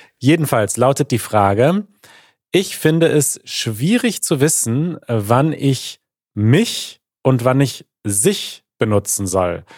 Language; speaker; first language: German; native; German